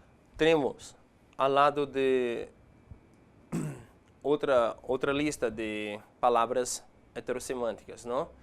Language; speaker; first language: Portuguese; non-native, fluent; Spanish